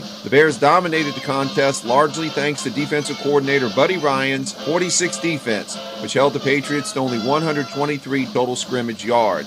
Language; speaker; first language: English; native; English